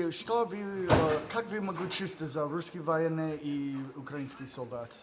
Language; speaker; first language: Russian; non-native, learner; English